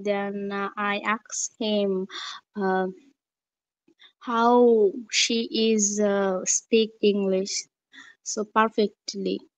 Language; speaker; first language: English; non-native, learner; Bangla